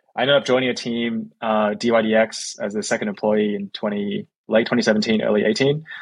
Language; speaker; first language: English; native; English